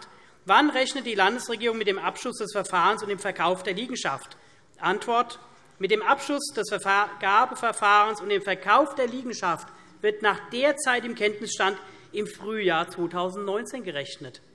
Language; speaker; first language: German; native; German